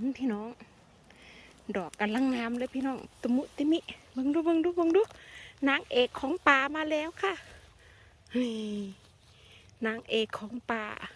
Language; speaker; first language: Thai; native; Thai